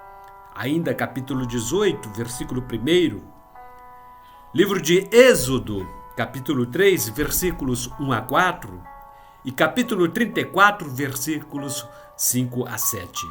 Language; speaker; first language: Portuguese; native; Portuguese